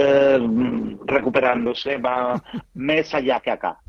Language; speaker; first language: Catalan; non-native, local second language; Spanish